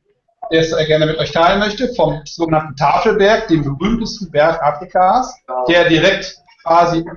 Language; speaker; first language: German; native; German